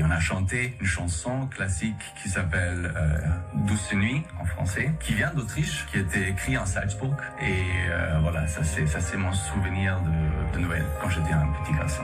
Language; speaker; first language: French; non-native, learner; German